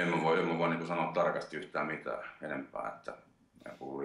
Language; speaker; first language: Finnish; native; Finnish